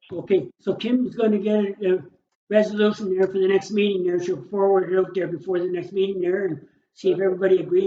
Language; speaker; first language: English; native; English